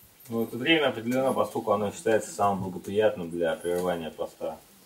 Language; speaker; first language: Russian; native; Russian